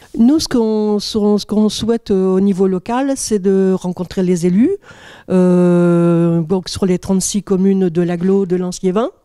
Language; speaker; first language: French; native; French